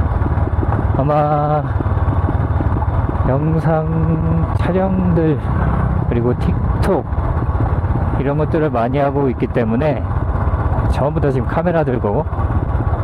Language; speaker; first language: Korean; native; Korean